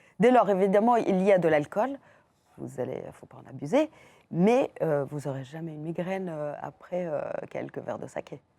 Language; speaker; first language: French; non-native, fluent; Persian